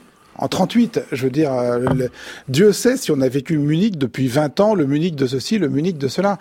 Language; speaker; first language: French; native; French